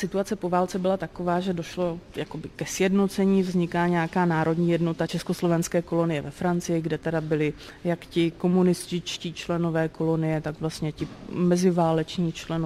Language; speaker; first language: Czech; native; Czech